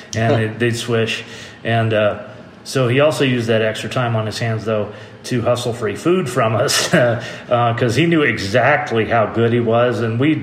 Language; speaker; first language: English; native; English